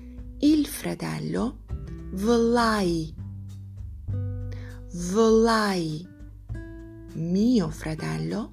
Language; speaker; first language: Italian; non-native, fluent; Albanian